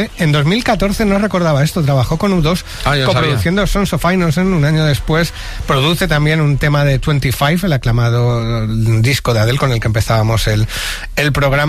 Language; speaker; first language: Spanish; native; Spanish